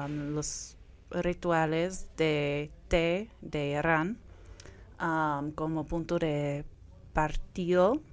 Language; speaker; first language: Spanish; non-native, fluent; English